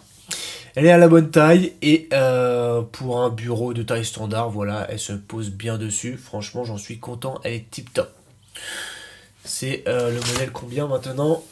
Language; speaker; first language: French; native; French